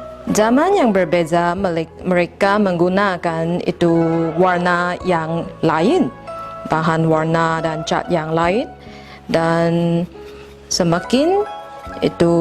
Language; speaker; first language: Indonesian; non-native, local second language; Chinese